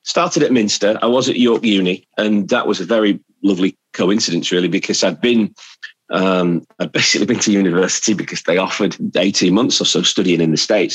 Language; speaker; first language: English; native; English